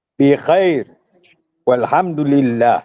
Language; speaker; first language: Arabic; non-native, learner; Malay